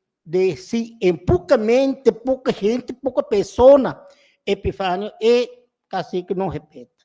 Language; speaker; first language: Spanish; non-native, local second language; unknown